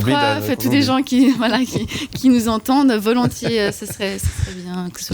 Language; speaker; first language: French; native; French